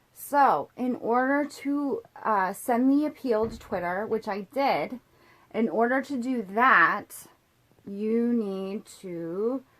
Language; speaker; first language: English; native; English